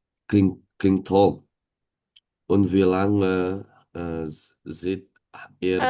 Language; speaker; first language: German; non-native, learner; Indonesian